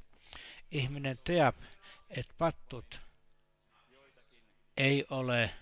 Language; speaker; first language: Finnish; non-native, learner; Estonian